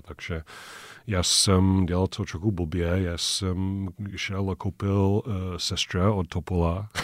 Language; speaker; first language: Czech; non-native, fluent; English